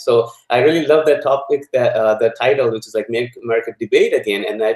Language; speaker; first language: English; non-native, local second language; Punjabi